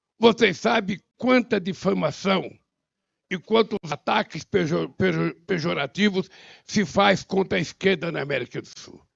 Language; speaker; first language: Portuguese; native; Portuguese